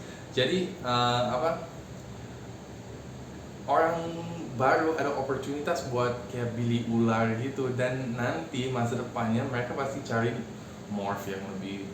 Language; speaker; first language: Indonesian; non-native, fluent; English